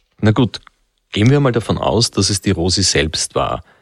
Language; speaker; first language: German; native; German